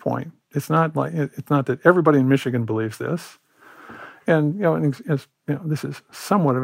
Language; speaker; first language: English; native; English